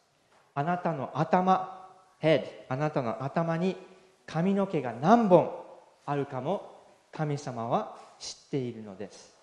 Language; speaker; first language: Japanese; non-native, fluent; English